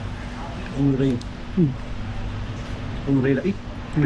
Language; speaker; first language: English; non-native, learner; Vietnamese